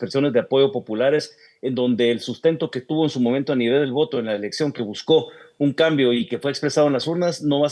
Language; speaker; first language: Spanish; native; Spanish